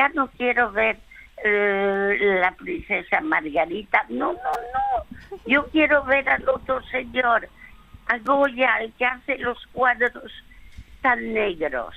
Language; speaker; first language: Spanish; early bilingual, other home language; French